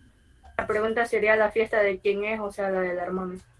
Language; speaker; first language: Spanish; native; Spanish